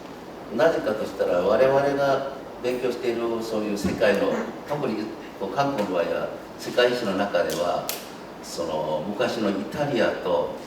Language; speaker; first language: Japanese; non-native, fluent; Korean